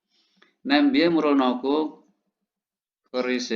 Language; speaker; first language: Korean; non-native, fluent; Indonesian